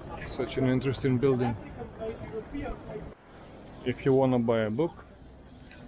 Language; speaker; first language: English; non-native, fluent; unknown